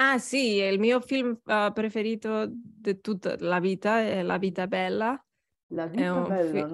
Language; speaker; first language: Italian; non-native, learner; Catalan